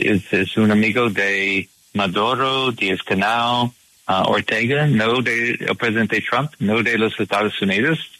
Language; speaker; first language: Spanish; non-native, learner; English